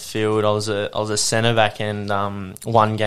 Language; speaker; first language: English; native; English